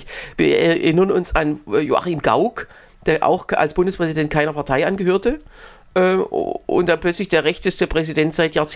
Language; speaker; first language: German; native; German